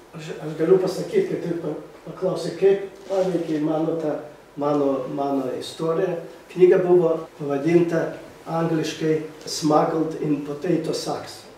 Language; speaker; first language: Lithuanian; early bilingual, other home language; Russian